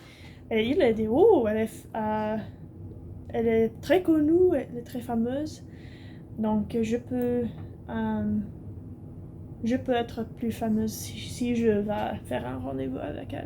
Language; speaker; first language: French; non-native, learner; English